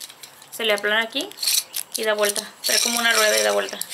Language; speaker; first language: Spanish; native; Spanish